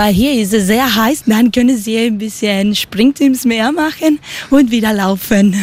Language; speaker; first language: German; non-native, learner; Spanish